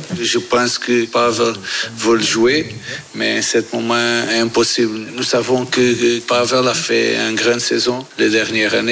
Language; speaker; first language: French; non-native, learner; Portuguese